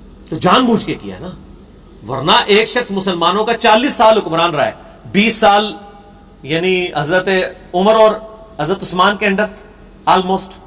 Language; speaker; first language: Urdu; non-native, local second language; Punjabi